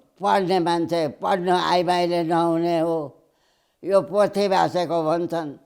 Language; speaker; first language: Nepali; early bilingual, heritage; Nepali